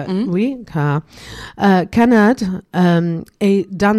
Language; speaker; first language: French; non-native, learner; English